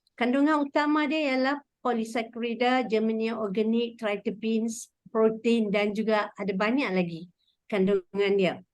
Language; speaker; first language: Malay; native; Malay